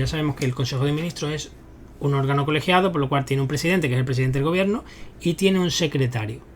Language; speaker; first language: Spanish; native; Spanish